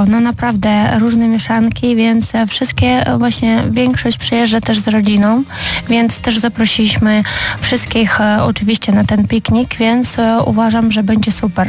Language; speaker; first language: Polish; non-native, fluent; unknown